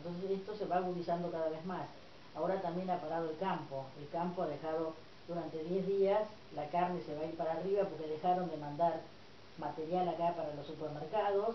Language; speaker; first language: Spanish; native; Spanish